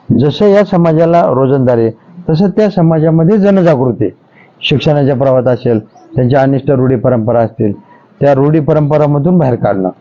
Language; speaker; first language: Marathi; non-native, local second language; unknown